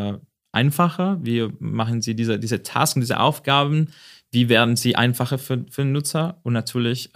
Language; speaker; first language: German; non-native, fluent; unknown